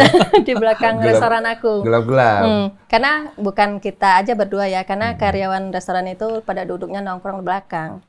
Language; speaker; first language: Indonesian; native; Indonesian